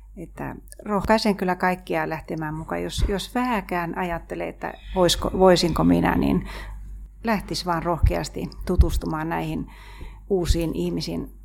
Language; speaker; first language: Finnish; native; Finnish